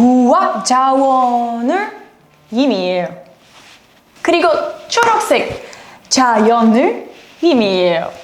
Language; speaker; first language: Korean; non-native, fluent; Portuguese